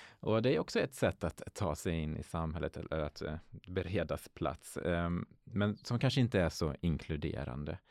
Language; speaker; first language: Swedish; early bilingual, other home language; Finnish